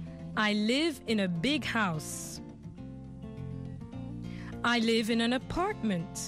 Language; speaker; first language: English; non-native, fluent; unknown